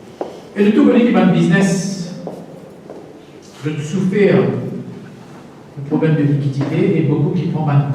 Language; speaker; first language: French; non-native, local second language; Morisyen